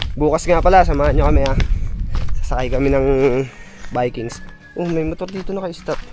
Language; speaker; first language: Filipino; native; Filipino